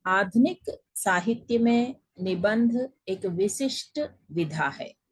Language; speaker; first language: Hindi; non-native, local second language; Telugu